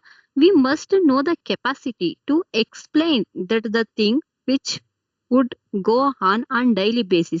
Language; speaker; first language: English; non-native, learner; Kannada